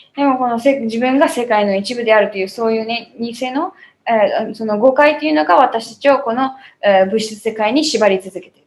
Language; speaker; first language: Japanese; native; Japanese